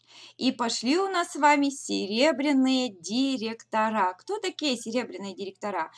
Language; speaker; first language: Russian; native; Russian